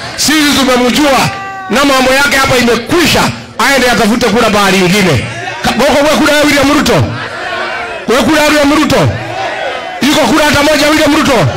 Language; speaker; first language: Swahili; non-native, local second language; Kikuyu